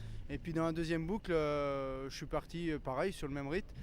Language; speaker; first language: French; native; French